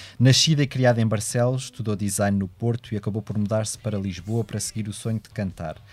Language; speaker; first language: Portuguese; native; Portuguese